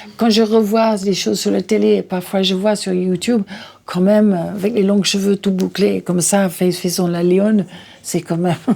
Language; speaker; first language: French; non-native, fluent; English